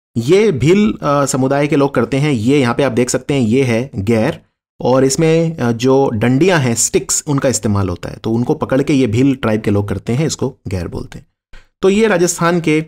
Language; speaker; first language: Hindi; native; Hindi